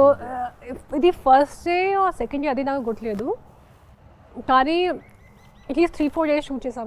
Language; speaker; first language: Telugu; non-native, fluent; Hindi